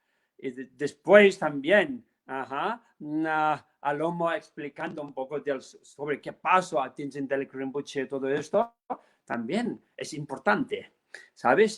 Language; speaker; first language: Spanish; non-native, learner; Tibetan